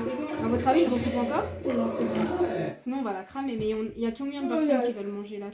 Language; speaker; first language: French; native; French